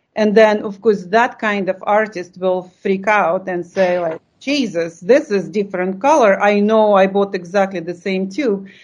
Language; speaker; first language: English; non-native, fluent; Lithuanian